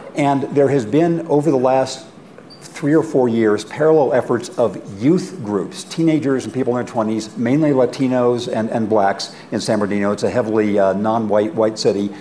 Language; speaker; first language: English; native; English